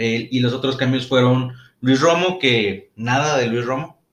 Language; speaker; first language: Spanish; native; Spanish